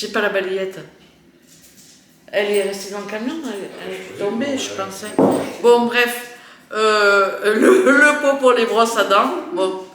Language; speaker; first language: French; native; French